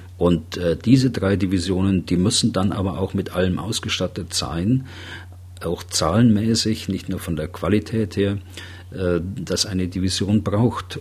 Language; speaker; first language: German; native; German